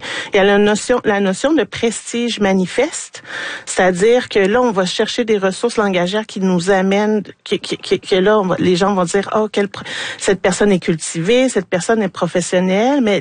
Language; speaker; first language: French; native; French